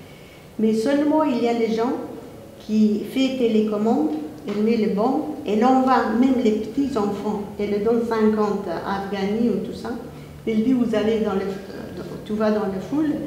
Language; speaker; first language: French; non-native, fluent; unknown